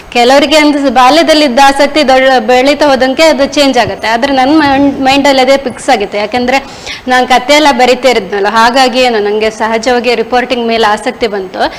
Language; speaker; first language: Kannada; native; Kannada